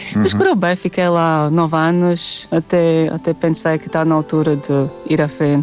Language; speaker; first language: Portuguese; non-native, fluent; Latvian